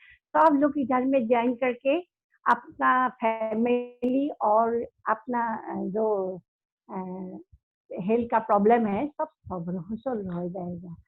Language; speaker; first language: Hindi; non-native, local second language; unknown